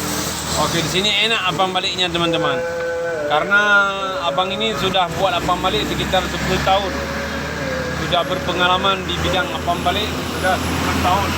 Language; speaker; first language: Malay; non-native, local second language; Achinese